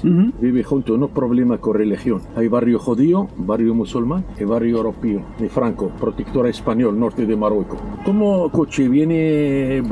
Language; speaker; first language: Spanish; non-native, learner; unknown